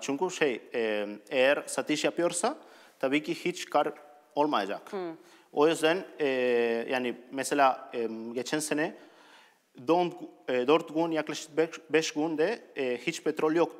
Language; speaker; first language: Turkish; non-native, learner; Spanish